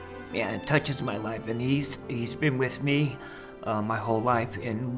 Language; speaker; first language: English; native; English